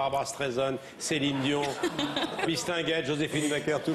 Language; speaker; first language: French; native; French